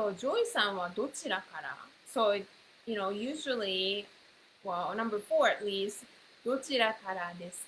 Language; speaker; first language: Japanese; non-native, fluent; English